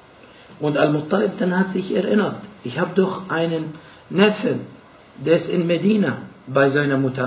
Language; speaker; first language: German; non-native, fluent; Arabic